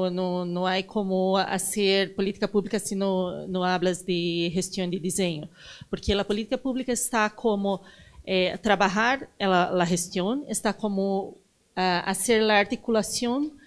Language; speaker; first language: Spanish; non-native, learner; Portuguese